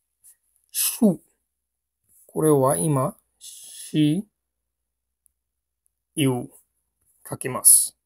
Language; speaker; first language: Japanese; non-native, learner; Bangla